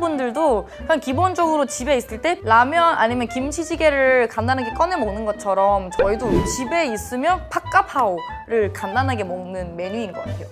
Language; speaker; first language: Korean; non-native, fluent; Thai